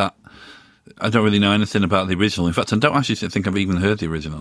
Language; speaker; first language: English; native; English